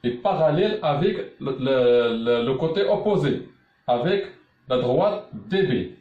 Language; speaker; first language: French; non-native, local second language; Arabic